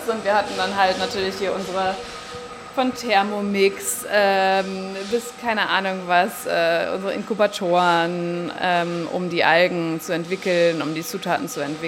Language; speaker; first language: German; native; German